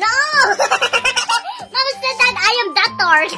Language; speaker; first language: English; native; English